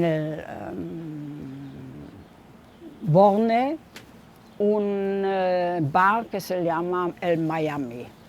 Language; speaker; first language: Spanish; non-native, fluent; German